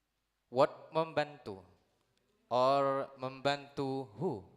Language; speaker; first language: English; non-native, learner; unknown